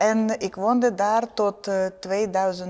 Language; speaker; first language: Dutch; non-native, learner; Ukrainian